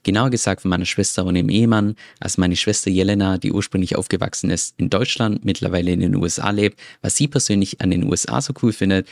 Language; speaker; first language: German; native; German